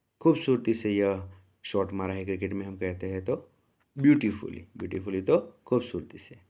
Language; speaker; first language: Hindi; non-native, local second language; Gujarati